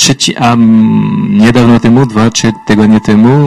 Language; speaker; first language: Polish; non-native, fluent; French